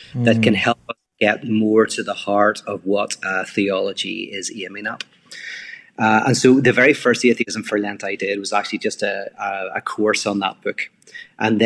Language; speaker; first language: English; native; English